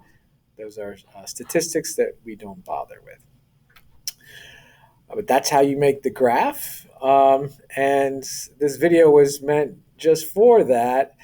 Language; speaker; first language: English; native; English